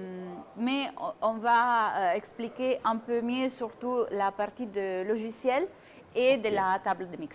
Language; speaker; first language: French; non-native, fluent; Italian